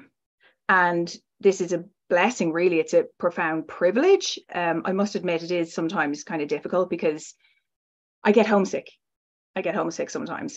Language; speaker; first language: English; native; English